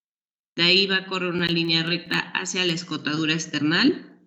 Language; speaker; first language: Spanish; native; Spanish